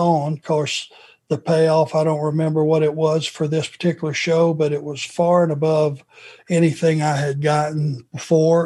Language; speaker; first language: English; native; English